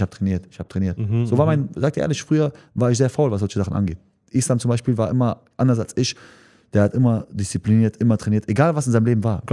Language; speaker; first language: German; early bilingual, other home language; Chechen